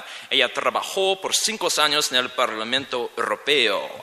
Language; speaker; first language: Spanish; non-native, learner; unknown